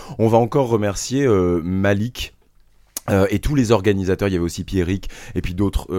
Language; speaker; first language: French; native; French